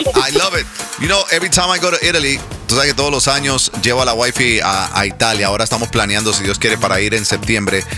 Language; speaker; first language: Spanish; early bilingual, heritage; Spanish